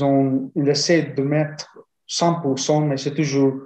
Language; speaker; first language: French; non-native, fluent; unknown